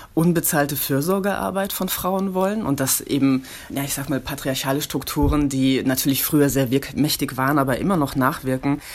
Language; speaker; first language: German; native; German